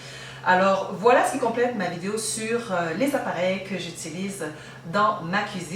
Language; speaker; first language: French; native; French